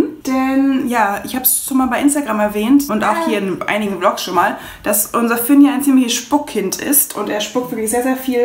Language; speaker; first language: German; native; German